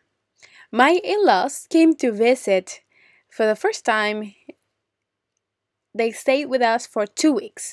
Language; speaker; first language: English; non-native, fluent; Spanish